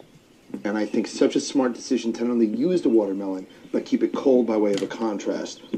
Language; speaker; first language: English; native; English